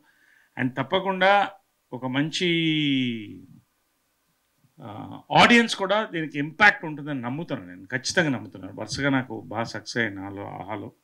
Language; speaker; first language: Telugu; native; Telugu